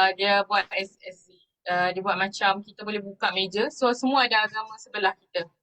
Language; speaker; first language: Malay; non-native, local second language; Tamil